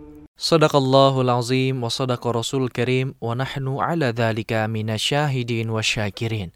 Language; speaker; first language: Arabic; non-native, fluent; Indonesian